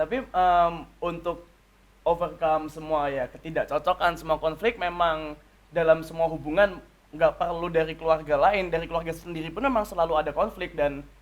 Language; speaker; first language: Indonesian; native; Indonesian